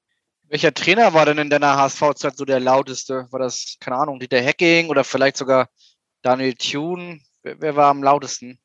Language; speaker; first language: German; native; German